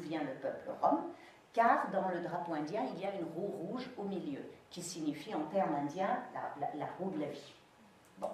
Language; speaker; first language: French; native; French